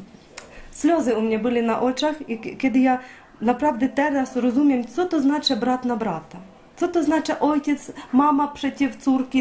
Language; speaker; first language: Polish; non-native, learner; Ukrainian